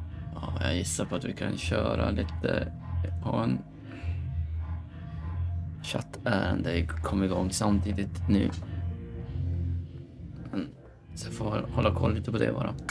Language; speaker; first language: Swedish; native; Swedish